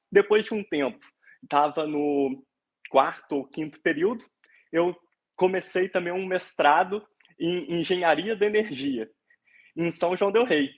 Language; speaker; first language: Portuguese; native; Portuguese